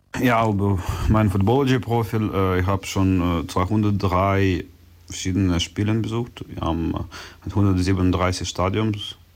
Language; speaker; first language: German; non-native, learner; Ukrainian